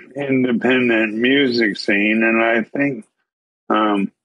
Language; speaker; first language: English; native; English